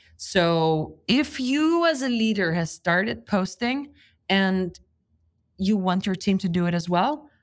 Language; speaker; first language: English; non-native, fluent; Lithuanian